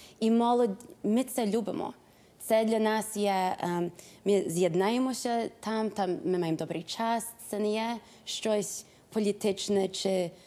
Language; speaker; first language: Ukrainian; early bilingual, heritage; Ukrainian